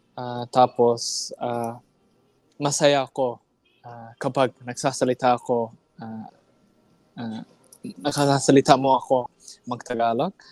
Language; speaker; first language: Filipino; non-native, learner; English